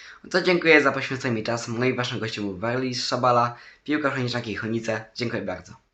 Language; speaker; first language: Polish; native; Polish